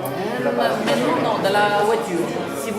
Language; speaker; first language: French; non-native, learner; Italian